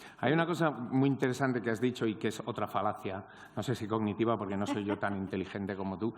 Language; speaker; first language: Spanish; native; Spanish